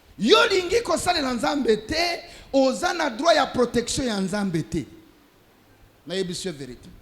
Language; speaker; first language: Lingala; non-native, local second language; Swahili